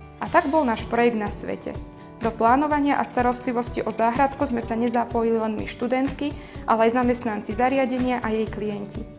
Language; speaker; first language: Slovak; native; Slovak